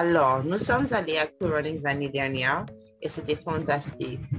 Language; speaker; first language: French; non-native, fluent; English